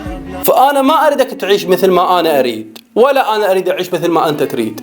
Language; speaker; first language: Arabic; native; Arabic